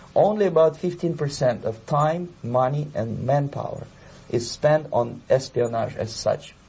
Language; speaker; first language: English; native; English